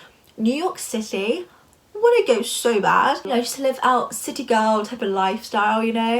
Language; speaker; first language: English; native; English